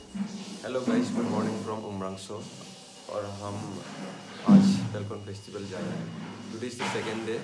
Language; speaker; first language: Hindi; non-native, local second language; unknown